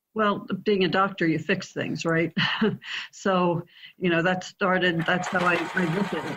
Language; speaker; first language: English; native; English